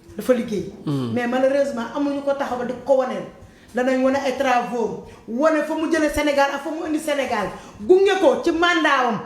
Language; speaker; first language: Wolof; non-native, local second language; Fula